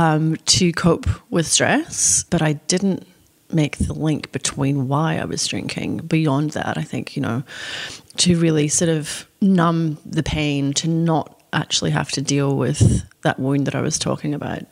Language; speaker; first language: English; native; English